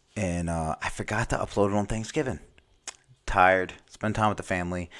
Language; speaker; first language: English; native; English